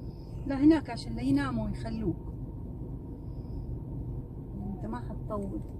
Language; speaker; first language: Arabic; native; Arabic